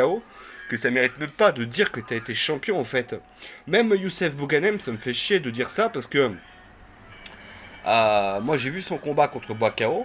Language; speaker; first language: French; native; French